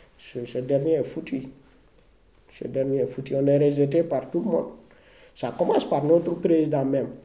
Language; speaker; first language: French; non-native, local second language; Fula